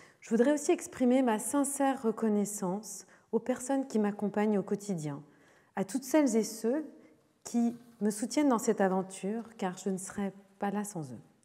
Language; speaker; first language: French; native; French